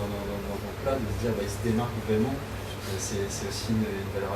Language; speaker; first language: French; native; French